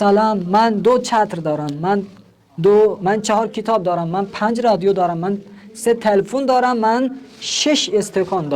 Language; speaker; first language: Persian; non-native, fluent; Urdu